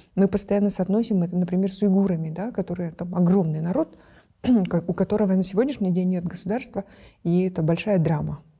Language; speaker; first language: Russian; non-native, local second language; Kyrgyz